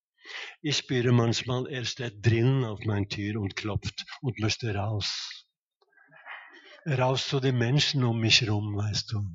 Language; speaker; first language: German; non-native, fluent; Norwegian